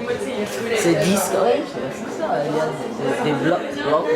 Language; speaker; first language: French; non-native, learner; Portuguese